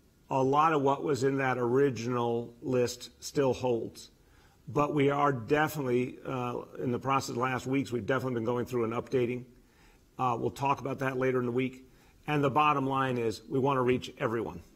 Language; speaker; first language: English; native; English